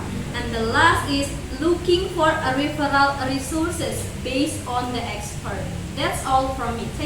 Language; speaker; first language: English; non-native, learner; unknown